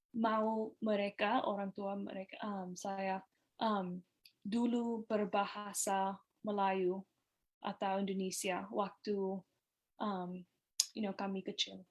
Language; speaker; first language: Indonesian; non-native, learner; English